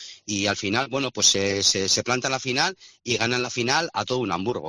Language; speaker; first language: Spanish; native; Spanish